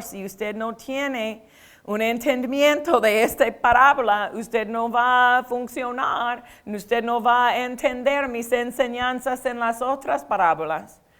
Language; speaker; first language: Spanish; non-native, fluent; English